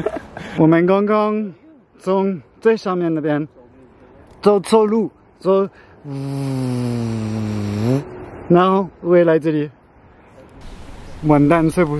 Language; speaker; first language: Chinese; non-native, learner; French